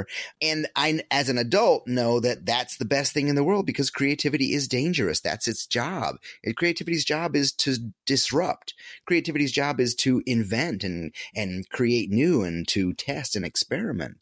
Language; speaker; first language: English; native; English